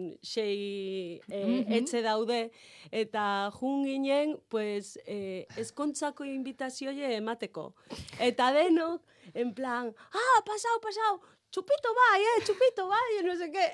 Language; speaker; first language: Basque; non-native, learner; Galician